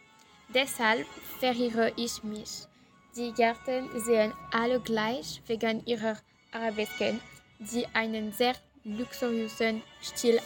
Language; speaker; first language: German; non-native, learner; French